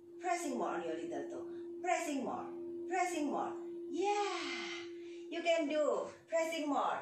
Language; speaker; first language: English; non-native, learner; Indonesian